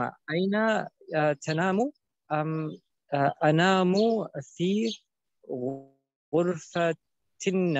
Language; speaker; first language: Arabic; non-native, learner; German